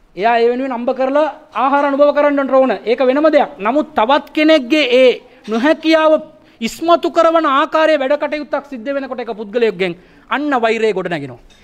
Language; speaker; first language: Sinhala; non-native, local second language; Tamil